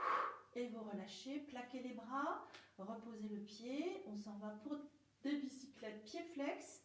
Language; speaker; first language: French; native; French